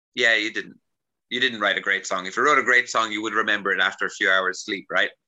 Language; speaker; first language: English; native; English